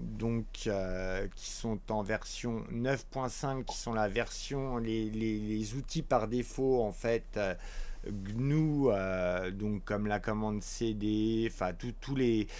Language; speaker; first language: French; native; French